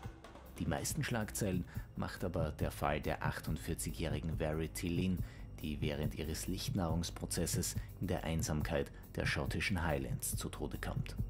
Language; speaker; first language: German; native; German